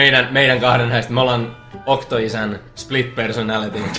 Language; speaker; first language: Finnish; native; Finnish